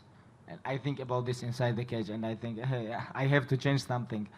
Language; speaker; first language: English; non-native, learner; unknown